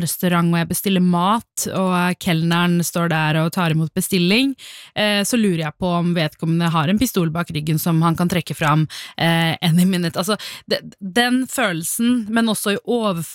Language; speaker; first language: Norwegian; early bilingual, other home language; Tamil